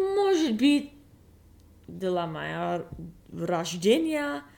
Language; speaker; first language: Russian; non-native, learner; English